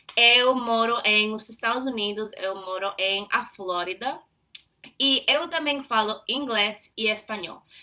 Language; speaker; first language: Portuguese; non-native, fluent; English